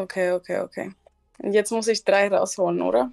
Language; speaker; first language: German; non-native, learner; Spanish